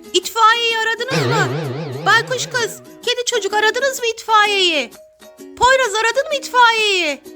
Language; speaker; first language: Turkish; native; Turkish